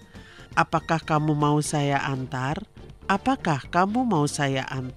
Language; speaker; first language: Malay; non-native, fluent; Chinese